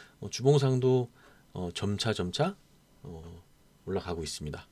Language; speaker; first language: Korean; native; Korean